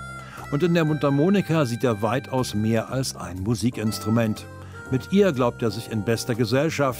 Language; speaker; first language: German; native; German